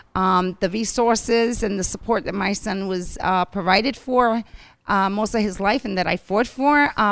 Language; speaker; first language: English; early bilingual, other home language; Spanish